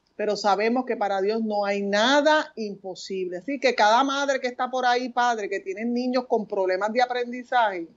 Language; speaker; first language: Spanish; native; Spanish